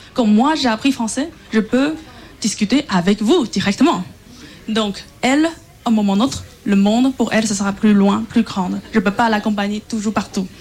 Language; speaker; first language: French; non-native, learner; Chinese